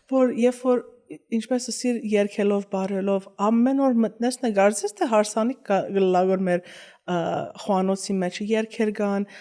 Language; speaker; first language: Armenian; early bilingual, heritage; Armenian